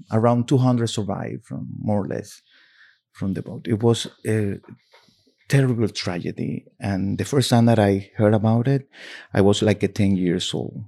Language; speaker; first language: English; non-native, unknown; Spanish